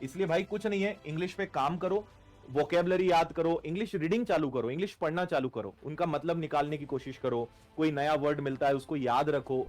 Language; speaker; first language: Hindi; native; Hindi